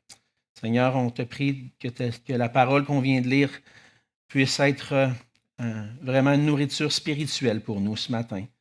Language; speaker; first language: French; native; French